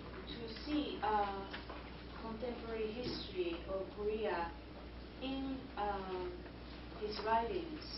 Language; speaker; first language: English; non-native, fluent; Japanese